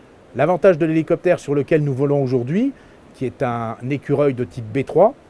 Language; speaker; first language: French; native; French